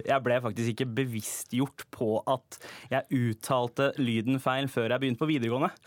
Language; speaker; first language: Norwegian; early bilingual, other home language; Punjabi